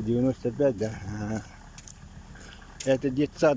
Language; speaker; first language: Russian; non-native, local second language; Yakut